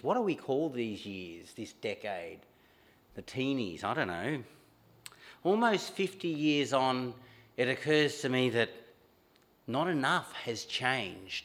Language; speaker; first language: English; native; English